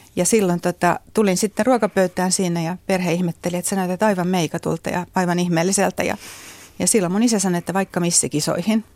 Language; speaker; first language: Finnish; native; Finnish